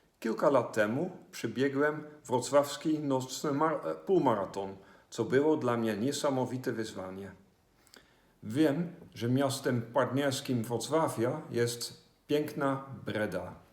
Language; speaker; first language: Polish; non-native, fluent; Dutch